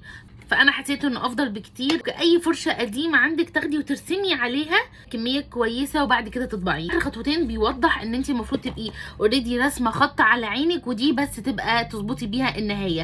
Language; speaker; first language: Arabic; native; Arabic